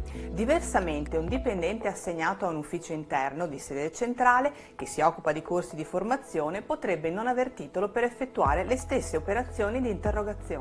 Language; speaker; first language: Italian; native; Italian